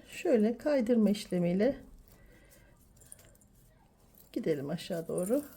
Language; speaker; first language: Turkish; native; Turkish